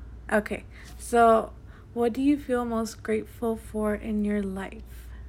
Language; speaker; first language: English; early bilingual, other home language; Spanish